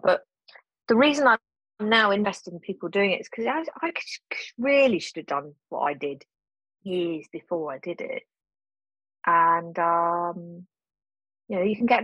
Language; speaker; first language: English; native; English